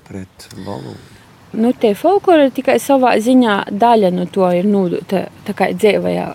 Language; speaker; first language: Latvian; native; Latvian